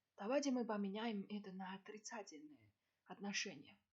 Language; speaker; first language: Russian; non-native, learner; Chinese